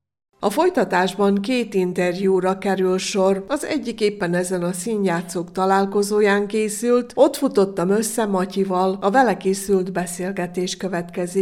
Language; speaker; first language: Hungarian; native; Hungarian